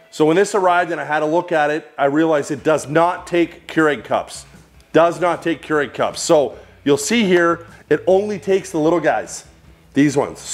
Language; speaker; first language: English; native; English